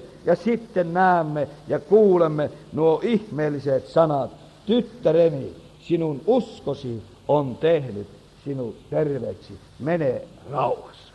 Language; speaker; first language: Finnish; native; Finnish